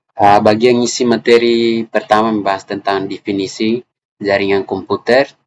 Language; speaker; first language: Indonesian; non-native, local second language; Tetum